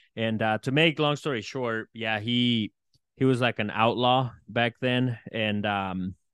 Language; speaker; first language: English; early bilingual, other home language; Spanish